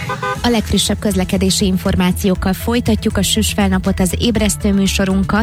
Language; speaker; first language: Hungarian; native; Hungarian